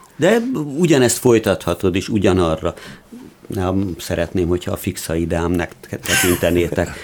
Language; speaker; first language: Hungarian; native; Hungarian